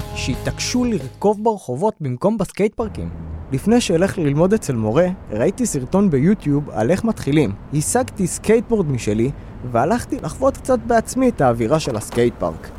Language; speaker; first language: Hebrew; native; Hebrew